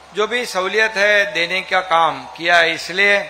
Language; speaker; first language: Hindi; non-native, local second language; Marathi